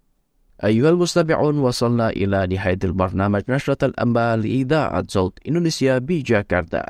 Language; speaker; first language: Arabic; non-native, fluent; Indonesian